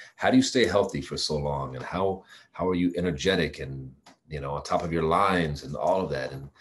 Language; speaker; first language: English; native; English